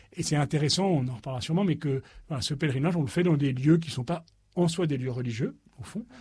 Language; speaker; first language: French; native; French